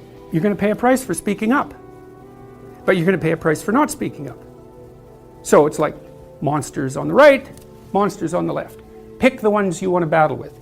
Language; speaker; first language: English; native; English